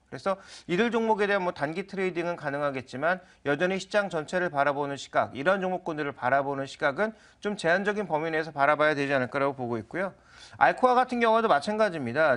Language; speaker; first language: Korean; native; Korean